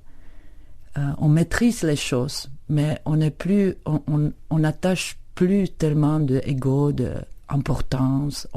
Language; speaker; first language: French; non-native, fluent; Czech